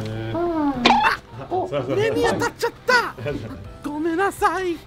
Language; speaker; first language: Japanese; non-native, fluent; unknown